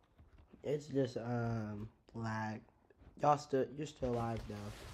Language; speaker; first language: English; native; English